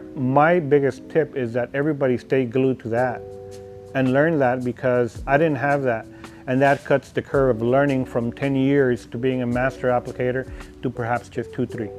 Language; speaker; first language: English; native; English